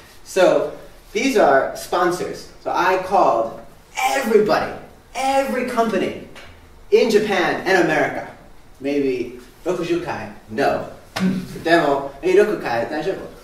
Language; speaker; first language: English; native; English